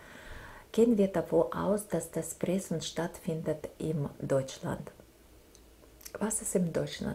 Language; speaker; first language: German; non-native, fluent; Russian